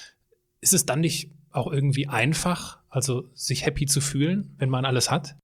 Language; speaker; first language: German; native; German